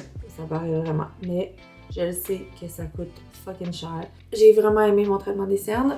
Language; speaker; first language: French; native; French